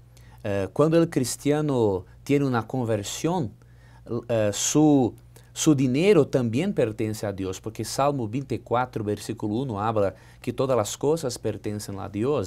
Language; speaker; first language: Spanish; non-native, learner; Portuguese